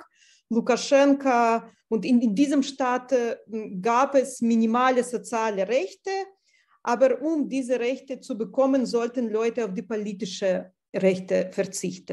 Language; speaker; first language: German; non-native, fluent; Russian